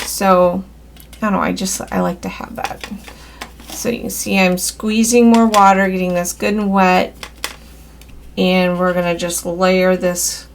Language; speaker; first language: English; native; English